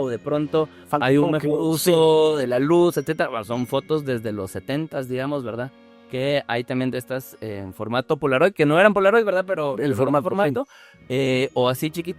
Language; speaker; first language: Spanish; native; Spanish